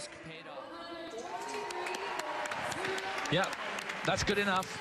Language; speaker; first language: English; native; English